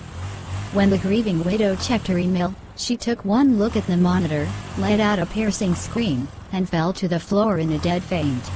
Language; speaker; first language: English; non-native, learner; Khmer